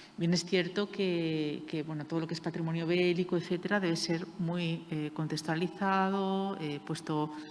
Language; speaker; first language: Spanish; native; Spanish